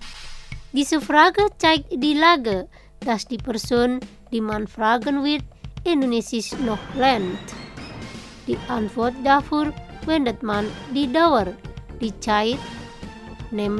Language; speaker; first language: German; non-native, fluent; Indonesian